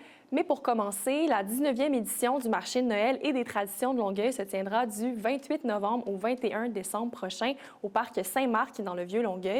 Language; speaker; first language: French; native; French